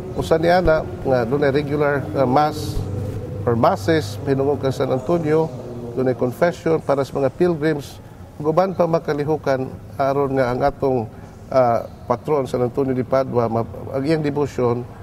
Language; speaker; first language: Cebuano; native; Cebuano